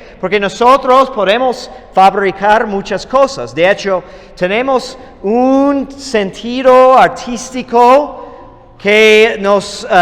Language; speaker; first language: Spanish; non-native, fluent; English